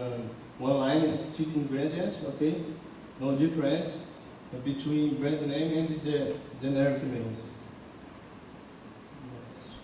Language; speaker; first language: English; non-native, fluent; Portuguese